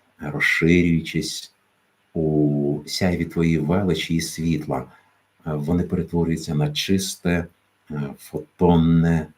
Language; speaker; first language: Ukrainian; native; Ukrainian